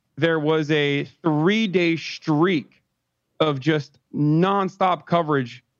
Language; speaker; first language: English; non-native, fluent; Turkish